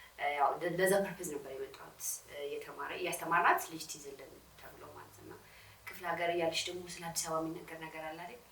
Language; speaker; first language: Amharic; non-native, local second language; Sebat Bet Gurage